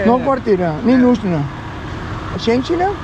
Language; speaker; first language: Russian; non-native, learner; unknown